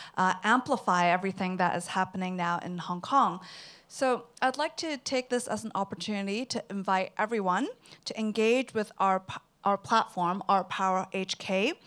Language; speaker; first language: English; non-native, local second language; Cantonese